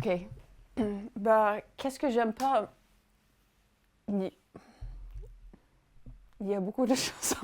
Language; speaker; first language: French; non-native, fluent; English